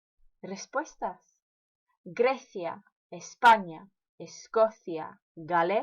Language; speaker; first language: Spanish; non-native, fluent; English